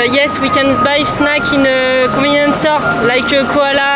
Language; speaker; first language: English; non-native, fluent; French